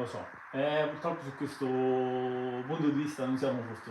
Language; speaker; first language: Italian; native; Italian